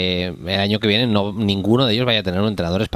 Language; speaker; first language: Spanish; native; Spanish